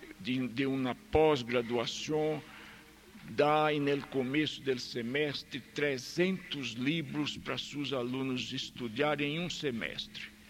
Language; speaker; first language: Spanish; non-native, fluent; Portuguese